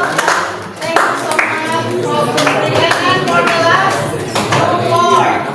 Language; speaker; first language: English; non-native, learner; Indonesian